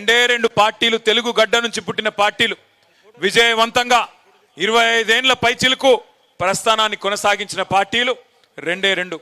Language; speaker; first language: Telugu; native; Telugu